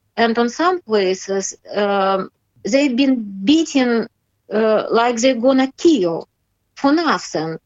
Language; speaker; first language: English; non-native, learner; Russian